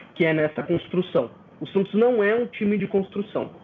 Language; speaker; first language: Portuguese; native; Portuguese